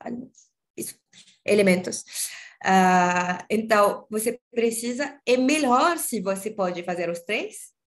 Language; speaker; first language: Portuguese; non-native, learner; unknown